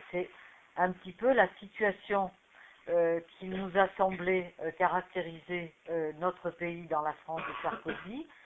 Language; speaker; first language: French; native; French